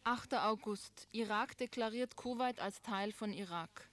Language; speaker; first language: German; native; German